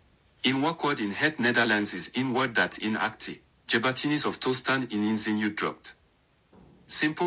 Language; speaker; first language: Dutch; non-native, learner; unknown